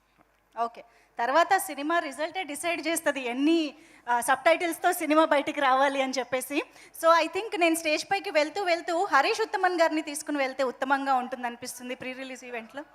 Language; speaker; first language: Telugu; native; Telugu